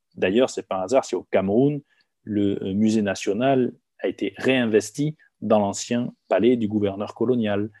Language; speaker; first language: French; native; French